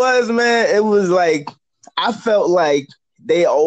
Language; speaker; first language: English; native; English